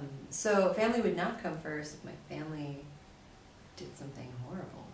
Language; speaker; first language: English; native; English